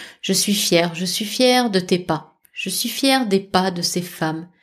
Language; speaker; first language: French; native; French